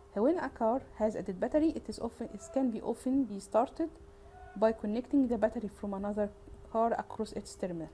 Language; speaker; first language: English; non-native, fluent; Arabic